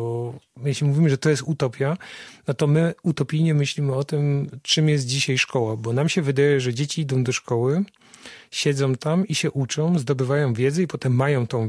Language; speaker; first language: Polish; native; Polish